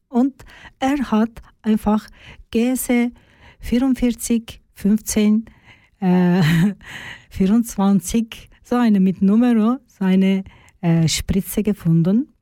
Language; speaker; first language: German; non-native, learner; Turkish